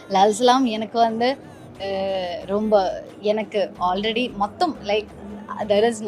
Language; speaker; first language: Tamil; non-native, learner; Malayalam